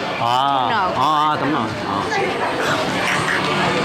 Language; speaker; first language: Vietnamese; non-native, learner; Korean